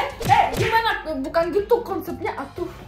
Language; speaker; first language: Indonesian; non-native, fluent; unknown